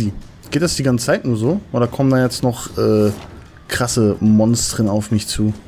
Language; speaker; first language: German; native; German